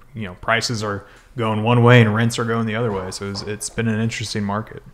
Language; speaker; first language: English; native; English